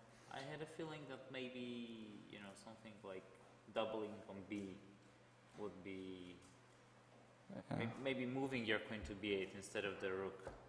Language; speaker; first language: English; non-native, fluent; Armenian